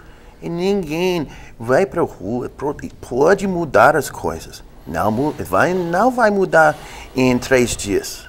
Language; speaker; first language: Portuguese; non-native, fluent; English